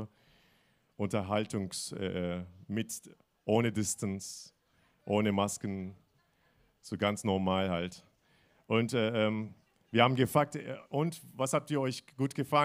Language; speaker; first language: German; non-native, fluent; Turkish